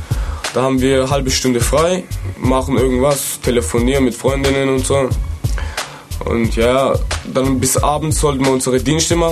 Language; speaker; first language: German; native; German